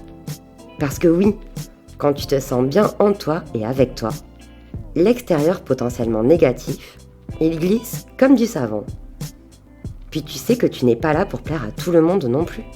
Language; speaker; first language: French; native; French